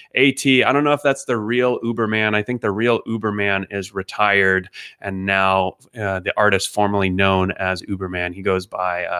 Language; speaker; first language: English; native; English